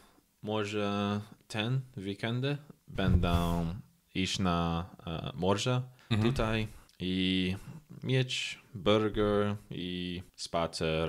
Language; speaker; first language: Polish; non-native, learner; English